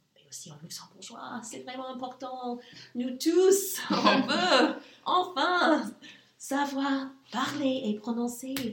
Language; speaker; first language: French; non-native, fluent; English